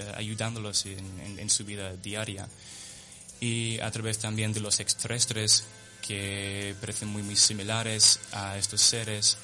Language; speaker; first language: Spanish; non-native, fluent; English